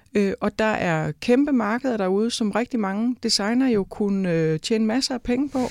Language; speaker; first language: Danish; native; Danish